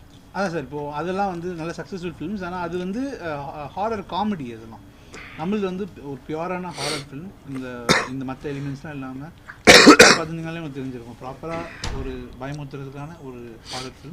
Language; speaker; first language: Tamil; native; Tamil